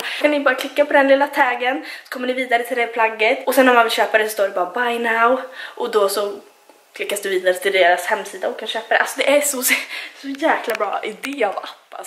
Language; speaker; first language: Swedish; native; Swedish